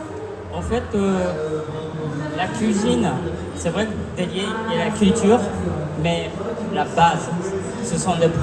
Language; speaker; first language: French; non-native, fluent; Japanese